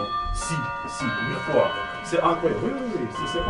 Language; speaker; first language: French; non-native, learner; Russian